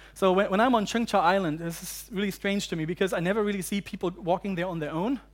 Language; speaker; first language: English; non-native, fluent; German